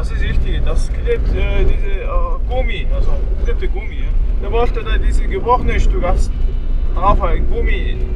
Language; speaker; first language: German; non-native, learner; Mongolian